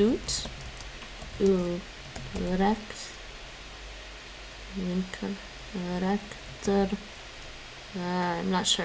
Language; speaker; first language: Dutch; non-native, learner; English